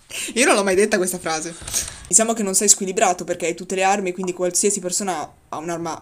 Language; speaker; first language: Italian; native; Italian